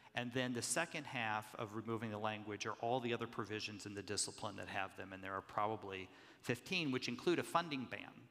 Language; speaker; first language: English; native; English